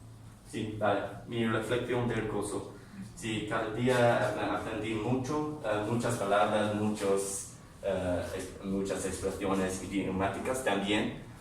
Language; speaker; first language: Spanish; non-native, learner; English